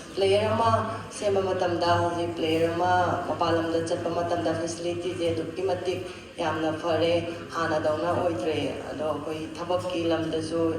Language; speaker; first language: Manipuri; native; Manipuri